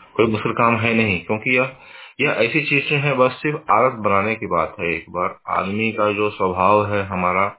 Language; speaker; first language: Hindi; native; Hindi